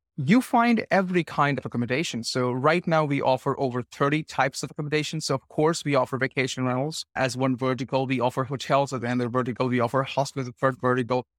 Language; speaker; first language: English; non-native, local second language; Hindi